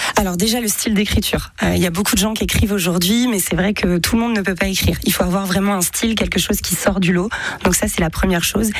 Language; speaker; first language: French; native; French